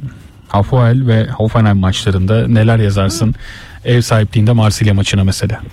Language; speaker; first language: Turkish; native; Turkish